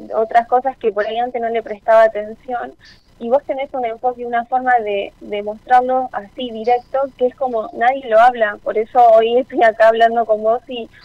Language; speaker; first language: Spanish; native; Spanish